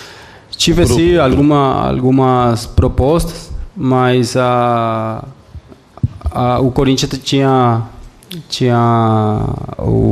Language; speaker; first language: Portuguese; non-native, fluent; Spanish